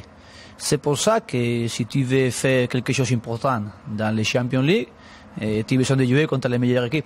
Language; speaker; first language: French; non-native, learner; Spanish